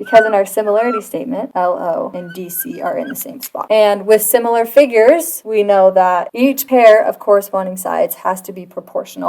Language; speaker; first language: English; native; English